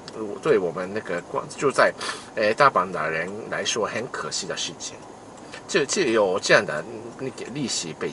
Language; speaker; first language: Chinese; non-native, fluent; Japanese